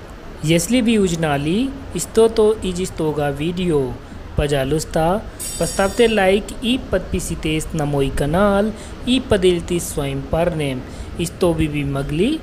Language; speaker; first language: Russian; non-native, learner; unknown